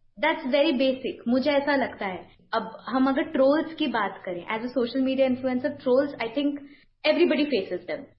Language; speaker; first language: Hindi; non-native, local second language; Bangla